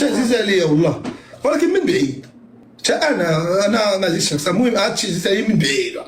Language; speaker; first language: Arabic; native; Arabic